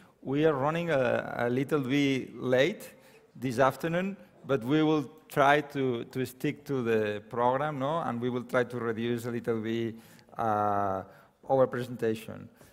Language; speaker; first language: English; non-native, fluent; Catalan